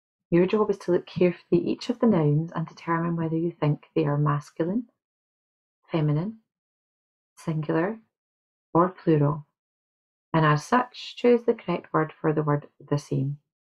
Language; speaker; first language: English; native; English